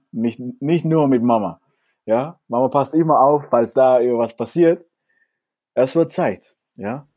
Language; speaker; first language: German; non-native, fluent; Spanish